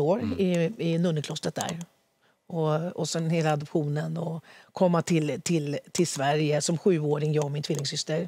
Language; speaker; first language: Swedish; early bilingual, other home language; Spanish